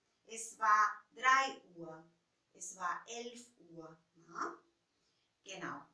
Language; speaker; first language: German; non-native, fluent; Spanish